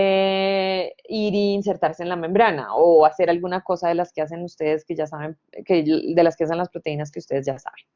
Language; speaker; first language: Spanish; native; Spanish